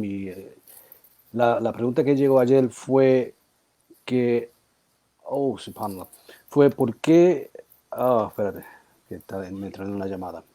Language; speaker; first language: Spanish; early bilingual, heritage; Spanish